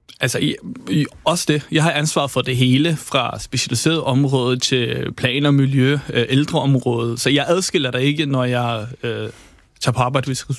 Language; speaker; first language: Danish; early bilingual, other home language; Kurdish